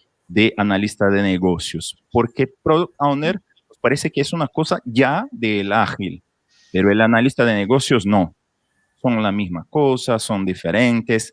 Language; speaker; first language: Spanish; non-native, fluent; Portuguese